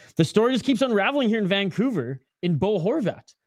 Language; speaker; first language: English; native; English